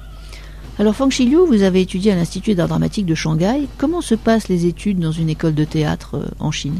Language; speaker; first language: French; native; French